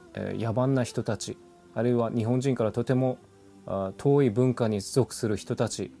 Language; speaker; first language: Japanese; native; Japanese